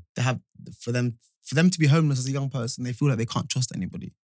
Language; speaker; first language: English; native; English